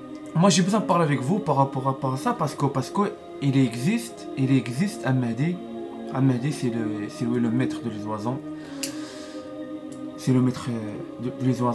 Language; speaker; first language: French; non-native, learner; Arabic